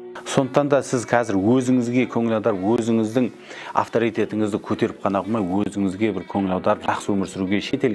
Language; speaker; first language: Kazakh; native; Kazakh